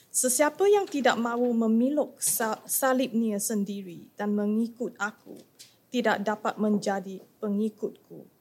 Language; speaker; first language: English; non-native, local second language; Chinese